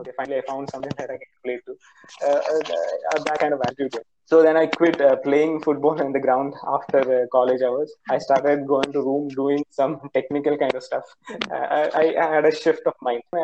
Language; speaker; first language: English; non-native, local second language; Malayalam